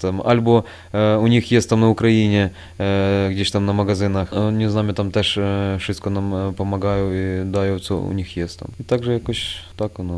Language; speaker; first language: Polish; non-native, learner; Ukrainian